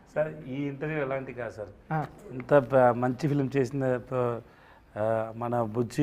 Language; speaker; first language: Telugu; non-native, learner; Tamil